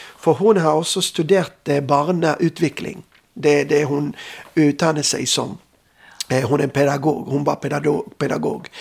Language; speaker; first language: Norwegian; non-native, fluent; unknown